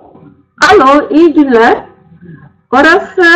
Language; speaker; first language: Turkish; non-native, learner; Russian